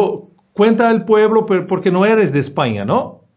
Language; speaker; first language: Spanish; non-native, fluent; Portuguese